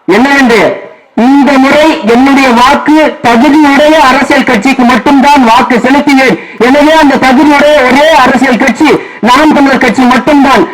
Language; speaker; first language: Tamil; non-native, local second language; Kannada